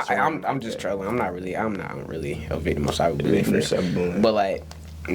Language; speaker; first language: English; native; English